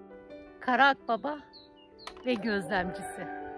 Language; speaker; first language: Turkish; native; Turkish